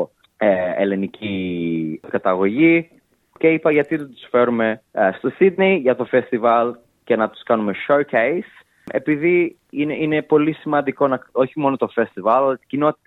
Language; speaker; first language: Greek; early bilingual, heritage; English